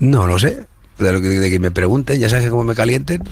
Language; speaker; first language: Spanish; native; Spanish